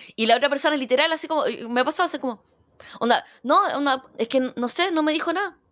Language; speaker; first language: Spanish; early bilingual, other home language; Korean